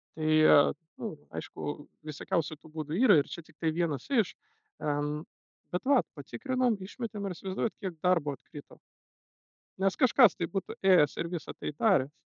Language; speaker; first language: Lithuanian; non-native, local second language; Russian